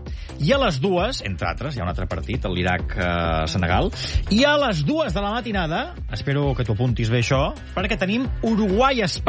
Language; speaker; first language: Catalan; native; Catalan